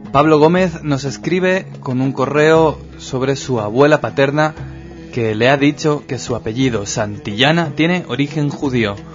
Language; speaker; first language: Spanish; native; Spanish